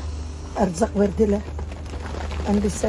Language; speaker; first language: Turkish; non-native, local second language; Arabic